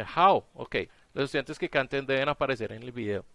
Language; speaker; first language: Spanish; native; Spanish